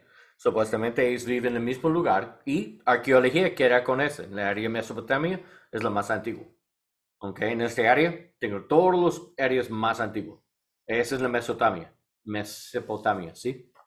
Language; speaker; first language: Spanish; non-native, learner; English